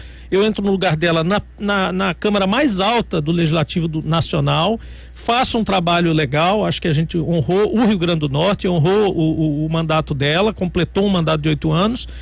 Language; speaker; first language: Portuguese; native; Portuguese